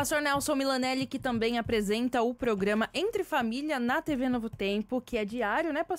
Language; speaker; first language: Portuguese; native; Portuguese